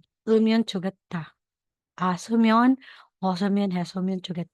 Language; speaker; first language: Korean; non-native, learner; Filipino